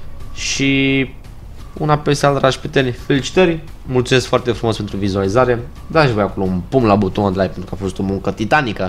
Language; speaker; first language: Romanian; native; Romanian